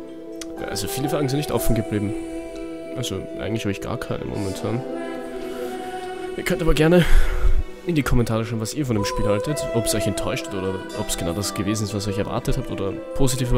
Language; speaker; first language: German; native; German